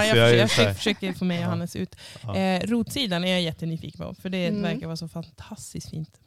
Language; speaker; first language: Swedish; native; Swedish